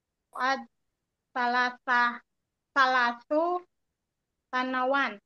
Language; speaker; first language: Arabic; non-native, learner; Indonesian